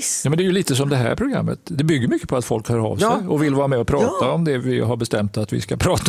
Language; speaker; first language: Swedish; native; Swedish